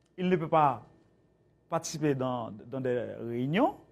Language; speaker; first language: French; native; French